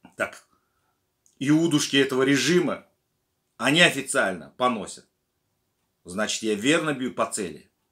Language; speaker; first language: Russian; non-native, local second language; Turkmen